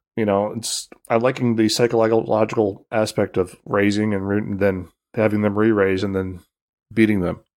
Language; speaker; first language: English; native; English